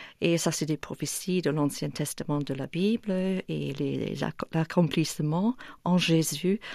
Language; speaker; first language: French; non-native, fluent; English